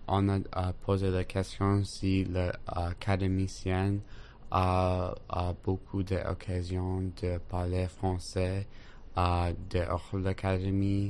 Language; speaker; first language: French; non-native, learner; English